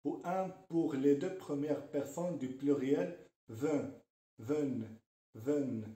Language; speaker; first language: French; non-native, local second language; Arabic